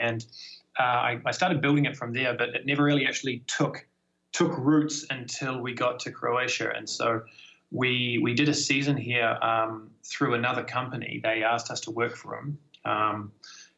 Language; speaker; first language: English; native; English